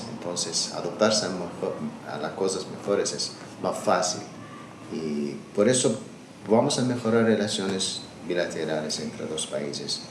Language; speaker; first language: Spanish; non-native, learner; Azerbaijani